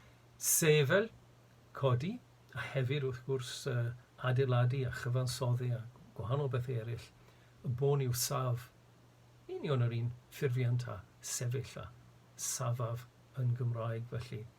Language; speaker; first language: Welsh; native; Welsh